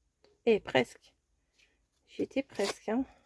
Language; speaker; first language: French; native; French